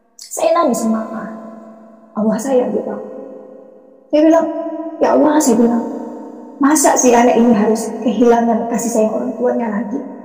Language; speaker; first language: Indonesian; native; Indonesian